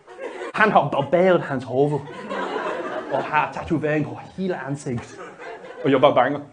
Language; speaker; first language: Danish; non-native, learner; English